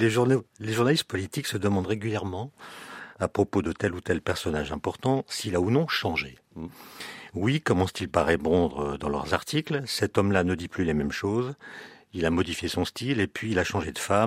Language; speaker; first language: French; native; French